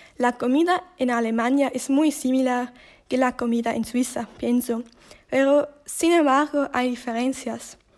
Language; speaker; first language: Spanish; non-native, learner; Swiss German